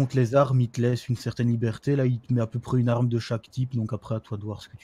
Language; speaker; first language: French; native; French